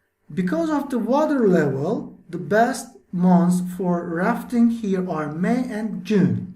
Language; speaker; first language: English; non-native, fluent; Turkish